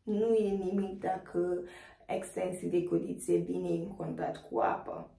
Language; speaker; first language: Romanian; non-native, fluent; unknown